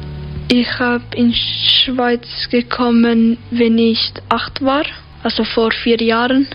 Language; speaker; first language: German; early bilingual, other home language; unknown